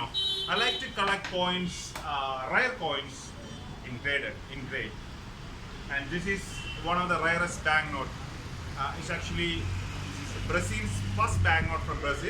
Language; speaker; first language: English; non-native, local second language; Malayalam